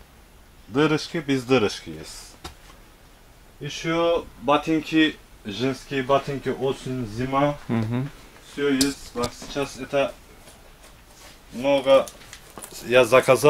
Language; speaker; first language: Russian; non-native, learner; Turkish